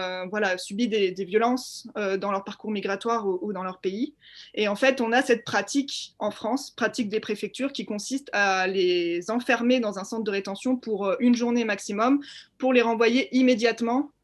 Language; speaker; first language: French; native; French